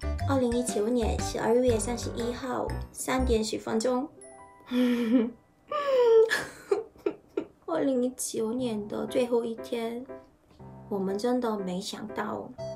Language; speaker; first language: Chinese; non-native, fluent; Korean